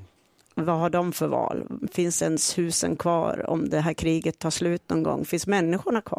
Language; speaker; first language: Swedish; native; Swedish